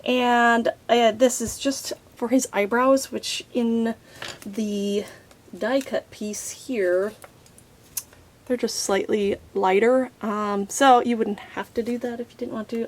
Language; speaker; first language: English; native; English